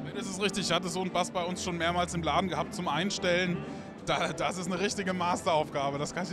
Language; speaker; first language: German; native; German